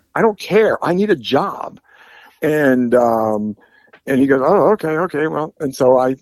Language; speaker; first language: English; native; English